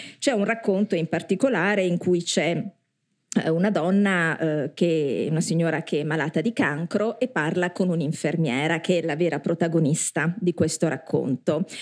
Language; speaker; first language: Italian; native; Italian